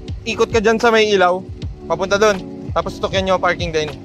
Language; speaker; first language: Filipino; native; Filipino